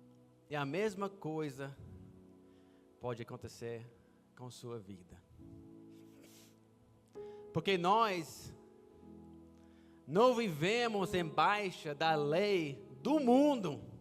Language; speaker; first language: Portuguese; non-native, fluent; English